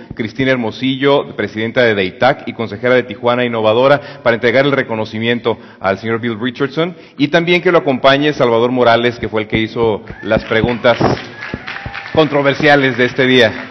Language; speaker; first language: Spanish; native; Spanish